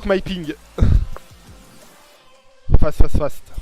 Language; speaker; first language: English; non-native, learner; French